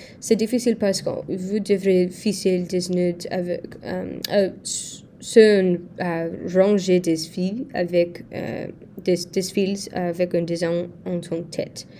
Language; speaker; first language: French; non-native, learner; English